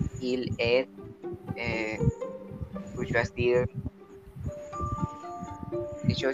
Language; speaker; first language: French; non-native, learner; Spanish